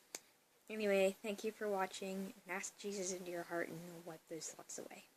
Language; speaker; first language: English; native; English